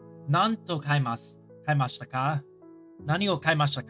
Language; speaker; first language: Japanese; non-native, learner; English